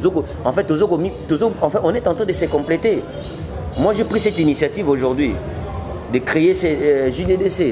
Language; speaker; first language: French; non-native, local second language; Lingala